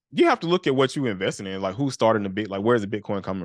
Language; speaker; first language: English; native; English